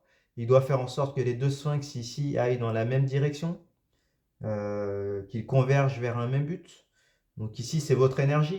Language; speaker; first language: French; native; French